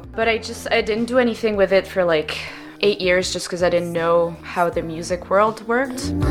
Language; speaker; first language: English; non-native, fluent; French